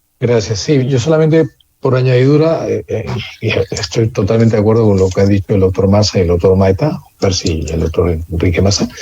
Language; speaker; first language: Spanish; native; Spanish